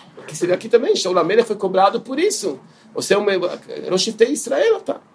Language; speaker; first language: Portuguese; non-native, fluent; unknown